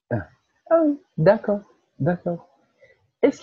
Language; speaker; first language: French; non-native, fluent; Portuguese